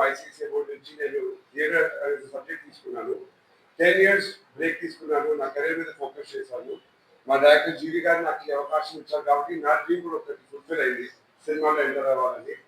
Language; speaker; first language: Telugu; early bilingual, heritage; Telugu